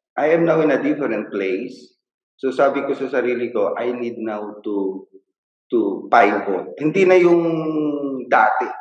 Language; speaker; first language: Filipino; non-native, local second language; Iloko